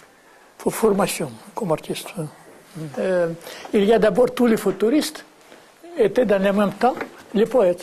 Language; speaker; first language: French; non-native, fluent; Russian